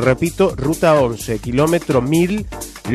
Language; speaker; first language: Spanish; native; Spanish